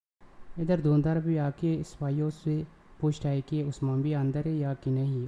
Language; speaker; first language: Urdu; non-native, local second language; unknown